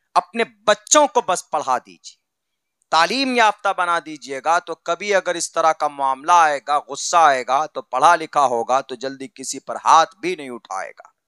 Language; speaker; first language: Hindi; native; Hindi